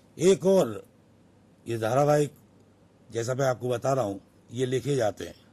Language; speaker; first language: Hindi; native; Hindi